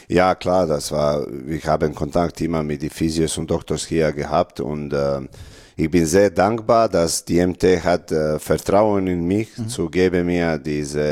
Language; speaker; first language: German; non-native, learner; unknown